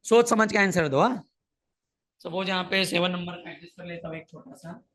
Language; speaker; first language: Hindi; non-native, local second language; Marathi